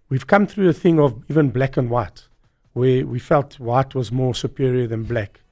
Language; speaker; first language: English; native; English